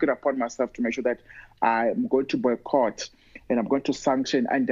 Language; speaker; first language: English; non-native, local second language; Northern Sotho